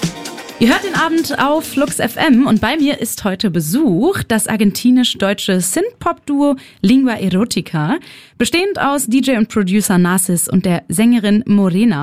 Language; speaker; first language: German; native; German